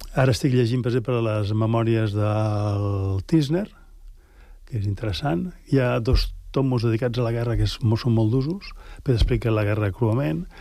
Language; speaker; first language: Catalan; native; Catalan